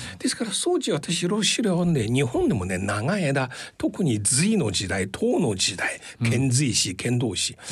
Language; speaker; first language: Japanese; non-native, fluent; Chinese